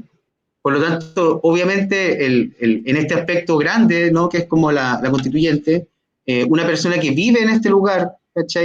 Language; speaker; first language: Spanish; native; Spanish